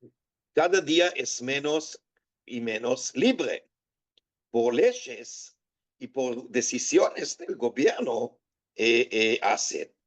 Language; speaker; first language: Spanish; non-native, fluent; Hebrew